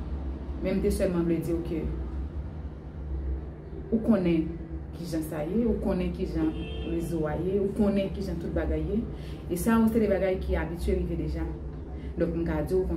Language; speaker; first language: French; non-native, learner; Haitian Creole